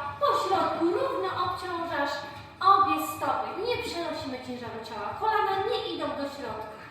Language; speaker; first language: Polish; native; Polish